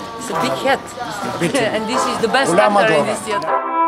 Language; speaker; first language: English; non-native, learner; Bulgarian